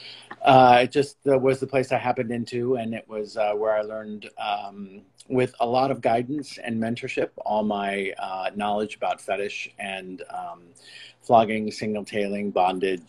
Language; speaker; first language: English; native; English